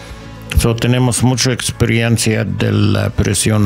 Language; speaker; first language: Spanish; non-native, learner; English